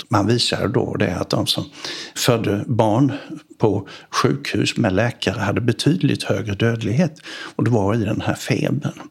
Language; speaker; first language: Swedish; native; Swedish